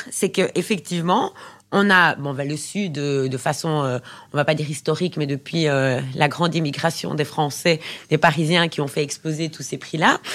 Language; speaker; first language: French; native; French